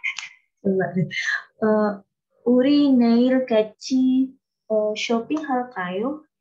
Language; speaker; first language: Korean; non-native, learner; Indonesian